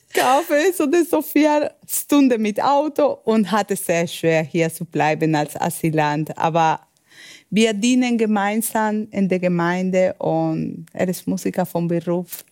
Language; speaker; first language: German; non-native, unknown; Spanish